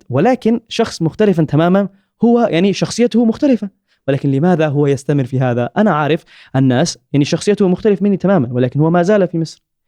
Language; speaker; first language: Arabic; non-native, learner; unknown